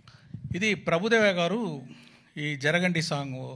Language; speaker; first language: Telugu; non-native, local second language; Tamil